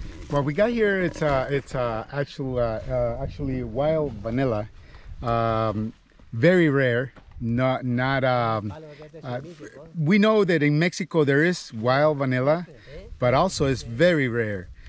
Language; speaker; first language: English; non-native, fluent; Spanish